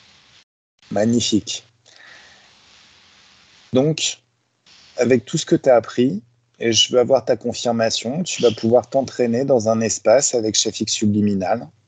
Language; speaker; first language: French; native; French